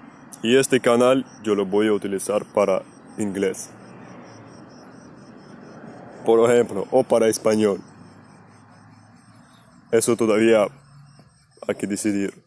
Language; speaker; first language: Spanish; non-native, fluent; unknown